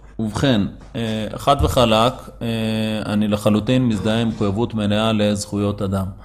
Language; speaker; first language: Hebrew; native; Hebrew